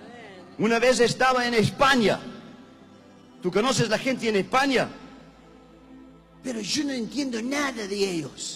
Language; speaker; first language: Spanish; non-native, learner; English